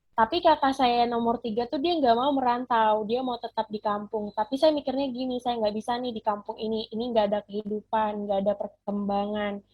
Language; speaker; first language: Indonesian; non-native, local second language; Batak Toba